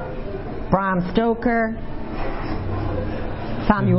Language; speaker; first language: English; native; English